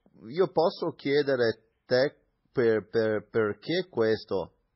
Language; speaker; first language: Italian; non-native, learner; English